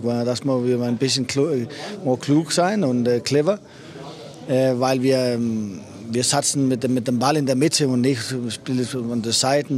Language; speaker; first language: German; non-native, learner; Danish